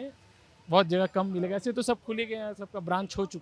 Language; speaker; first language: Hindi; native; Hindi